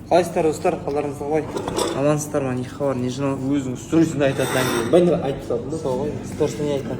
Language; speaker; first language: Kazakh; native; Kazakh